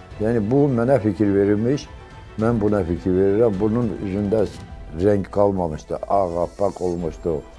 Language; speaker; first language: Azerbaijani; non-native, local second language; Avaric